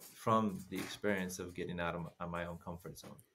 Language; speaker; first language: English; native; English